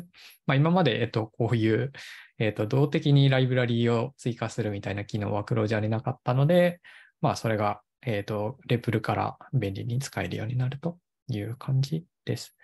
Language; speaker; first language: Japanese; native; Japanese